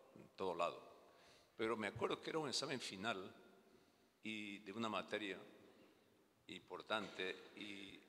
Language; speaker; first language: Spanish; native; Spanish